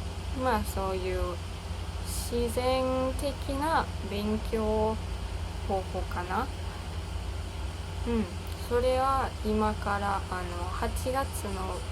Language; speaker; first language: Japanese; non-native, learner; German